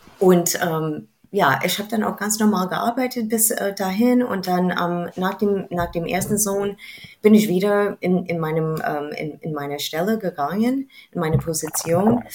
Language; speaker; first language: German; non-native, fluent; English